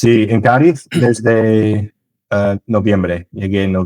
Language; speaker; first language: Spanish; non-native, fluent; English